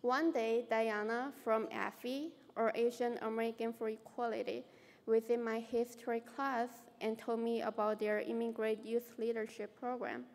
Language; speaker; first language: English; non-native, fluent; Chinese